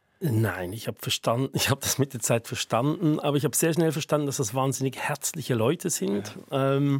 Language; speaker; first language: German; native; German